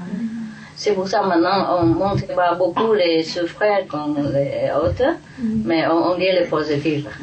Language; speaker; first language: French; non-native, fluent; Vietnamese